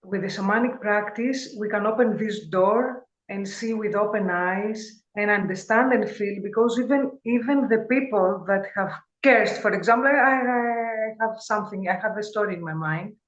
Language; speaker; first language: English; non-native, fluent; Greek